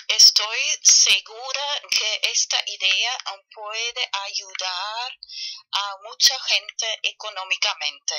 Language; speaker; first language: Spanish; non-native, learner; German